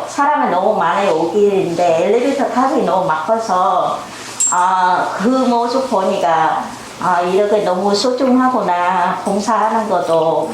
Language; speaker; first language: Korean; non-native, learner; Vietnamese